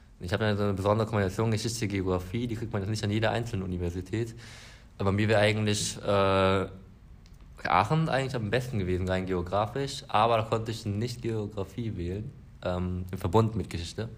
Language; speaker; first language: German; native; German